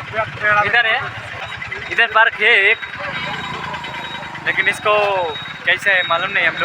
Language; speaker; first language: Hindi; non-native, learner; Bangla